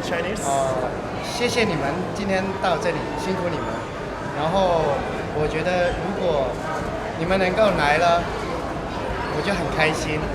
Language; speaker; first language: Chinese; early bilingual, heritage; Chinese